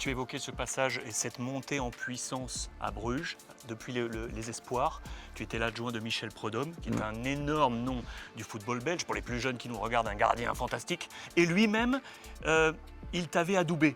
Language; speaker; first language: French; native; French